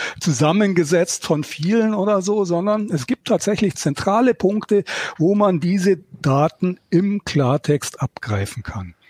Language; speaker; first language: German; native; German